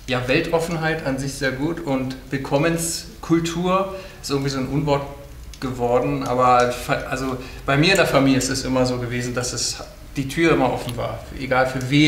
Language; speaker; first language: German; native; German